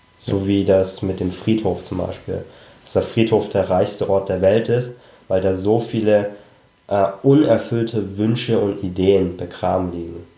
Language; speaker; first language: German; early bilingual, other home language; Cantonese